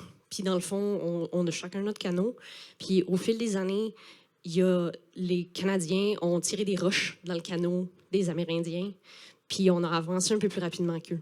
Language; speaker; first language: French; native; French